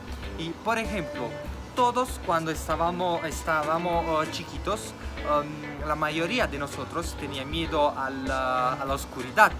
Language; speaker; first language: Spanish; non-native, fluent; Italian